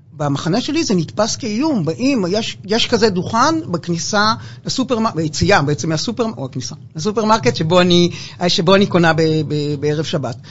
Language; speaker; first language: Hebrew; native; Hebrew